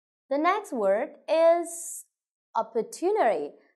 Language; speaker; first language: English; non-native, fluent; Vietnamese